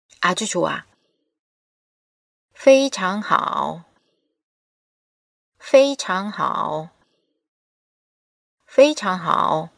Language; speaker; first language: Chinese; non-native, fluent; Korean